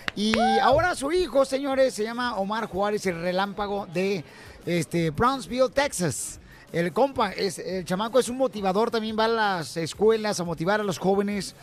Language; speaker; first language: Spanish; native; Spanish